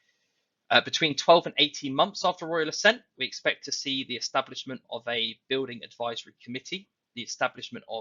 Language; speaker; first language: English; native; English